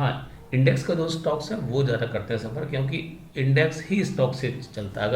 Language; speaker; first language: Hindi; native; Hindi